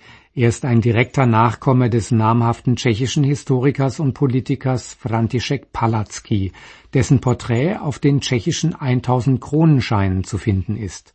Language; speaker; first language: German; native; German